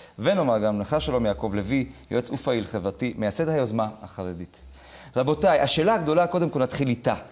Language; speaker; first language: Hebrew; native; Hebrew